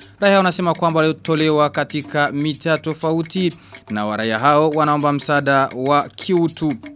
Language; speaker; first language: Swahili; non-native, local second language; Rundi